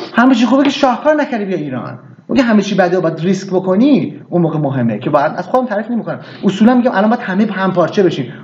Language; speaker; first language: Persian; early bilingual, heritage; Persian